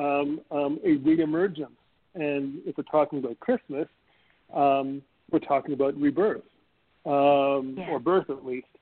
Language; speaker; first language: English; native; English